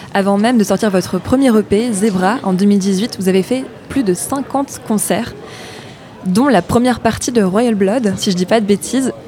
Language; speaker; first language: French; native; French